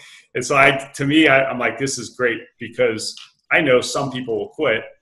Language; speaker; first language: English; native; English